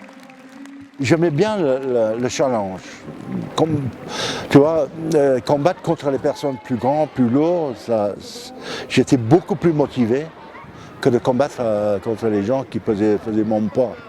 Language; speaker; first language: French; non-native, fluent; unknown